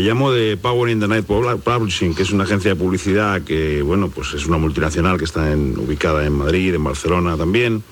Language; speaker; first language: Spanish; native; Spanish